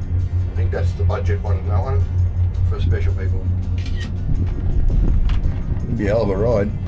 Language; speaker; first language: English; native; English